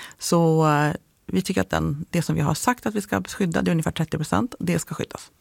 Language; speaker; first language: Swedish; native; Swedish